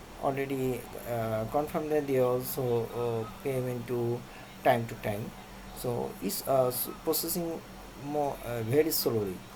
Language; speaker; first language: English; non-native, local second language; Bangla